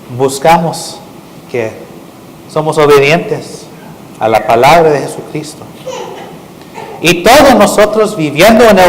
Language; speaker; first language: Spanish; non-native, learner; English